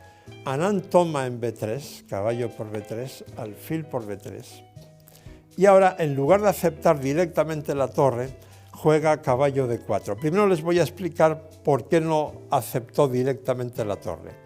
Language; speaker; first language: Spanish; native; Spanish